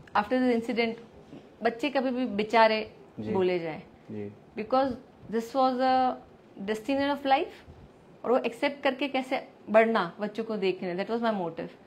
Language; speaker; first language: Hindi; non-native, local second language; Gujarati